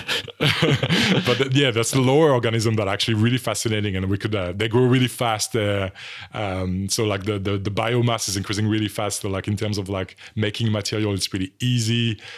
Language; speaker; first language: English; non-native, fluent; French